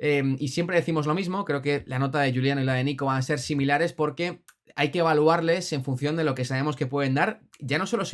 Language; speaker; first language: Spanish; native; Spanish